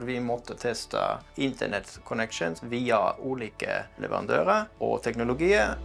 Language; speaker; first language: Norwegian; non-native, fluent; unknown